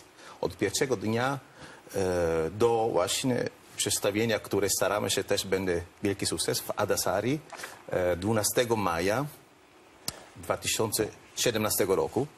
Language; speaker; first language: Polish; non-native, learner; Italian